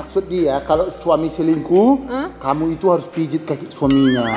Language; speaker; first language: Indonesian; native; Indonesian